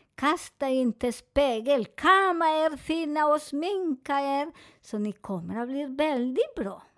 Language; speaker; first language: Swedish; non-native, fluent; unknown